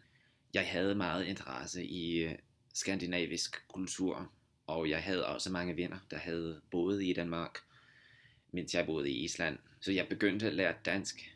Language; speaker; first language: Danish; non-native, fluent; English